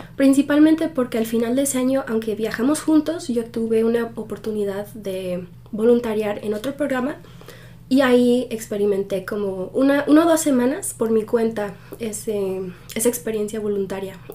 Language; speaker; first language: Spanish; early bilingual, heritage; Spanish